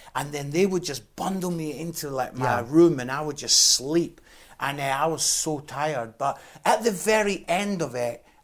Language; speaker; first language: English; native; English